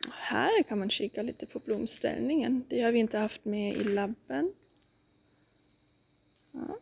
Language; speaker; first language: Swedish; non-native, fluent; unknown